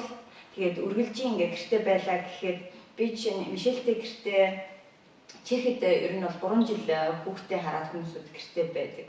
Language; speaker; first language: Mongolian; native; Mongolian